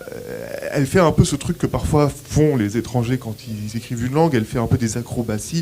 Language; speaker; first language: French; non-native, local second language; Arabic